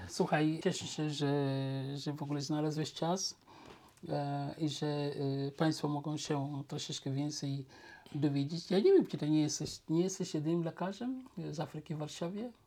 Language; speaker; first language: Polish; non-native, fluent; Wolof